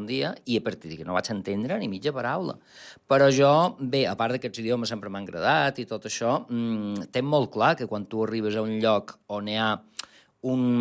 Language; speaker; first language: Catalan; non-native, local second language; Spanish